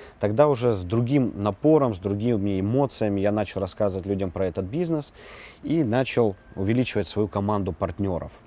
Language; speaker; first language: Russian; native; Russian